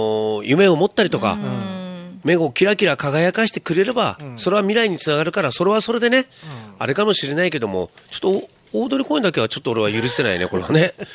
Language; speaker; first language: Japanese; native; Japanese